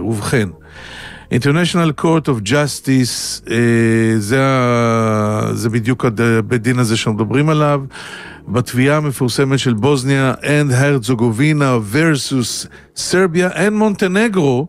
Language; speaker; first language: Hebrew; native; Hebrew